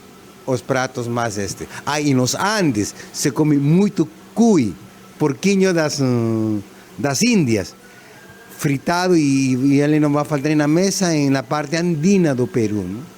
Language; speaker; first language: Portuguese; non-native, fluent; Spanish